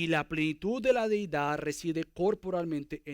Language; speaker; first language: Spanish; native; Spanish